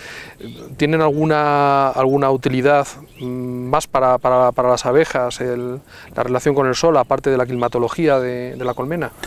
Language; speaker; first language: Spanish; native; Spanish